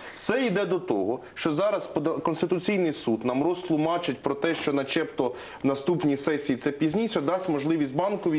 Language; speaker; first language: Ukrainian; native; Ukrainian